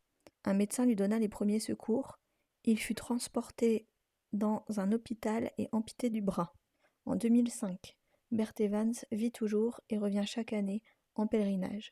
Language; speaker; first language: French; native; French